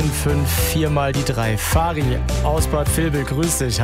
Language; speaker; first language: German; native; German